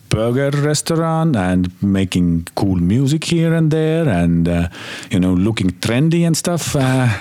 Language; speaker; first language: English; non-native, fluent; Estonian